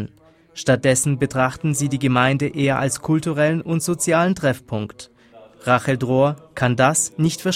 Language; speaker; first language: German; native; German